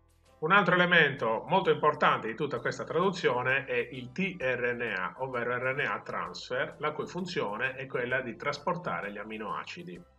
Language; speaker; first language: Italian; native; Italian